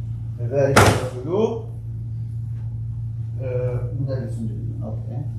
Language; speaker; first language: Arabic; non-native, fluent; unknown